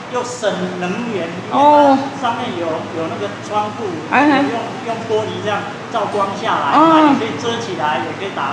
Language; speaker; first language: Chinese; native; Chinese